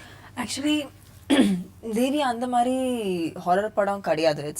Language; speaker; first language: Tamil; non-native, fluent; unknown